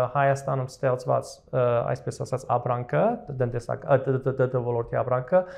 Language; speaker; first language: Armenian; early bilingual, heritage; Armenian